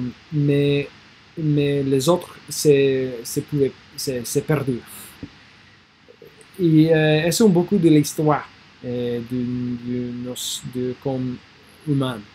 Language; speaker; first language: French; non-native, learner; English